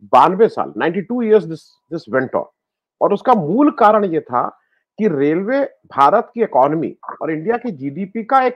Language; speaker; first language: Hindi; native; Hindi